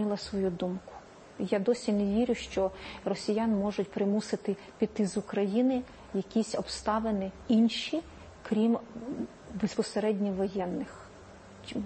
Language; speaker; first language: Ukrainian; native; Ukrainian